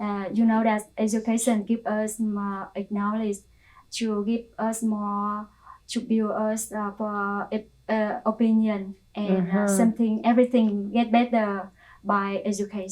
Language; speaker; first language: English; non-native, learner; Vietnamese